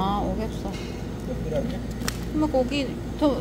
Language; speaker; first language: Korean; non-native, learner; Vietnamese